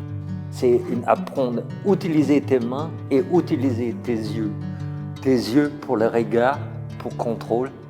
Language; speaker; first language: French; non-native, fluent; German